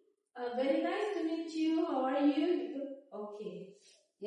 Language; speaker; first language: English; non-native, fluent; Indonesian